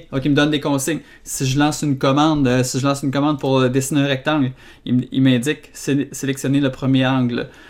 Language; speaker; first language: French; native; French